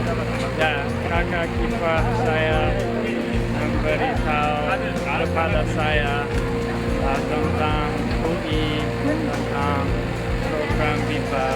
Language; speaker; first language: Indonesian; non-native, learner; Japanese